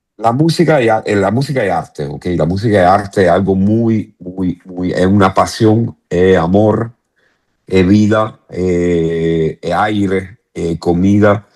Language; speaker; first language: Spanish; non-native, fluent; Italian